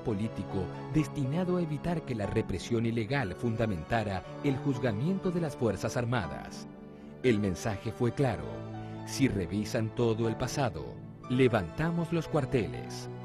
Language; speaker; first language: Spanish; native; Spanish